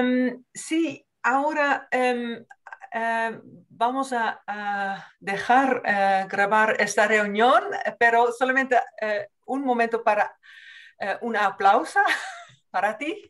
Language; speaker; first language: Spanish; non-native, fluent; Dutch